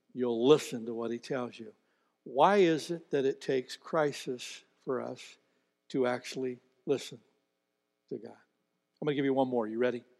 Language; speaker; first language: English; native; English